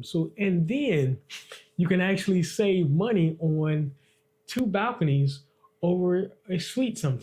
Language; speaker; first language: English; native; English